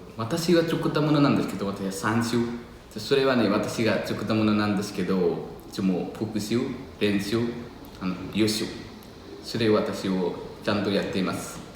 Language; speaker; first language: Japanese; non-native, learner; Nepali